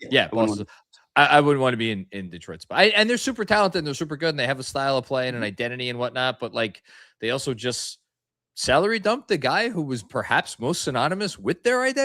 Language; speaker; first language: English; native; English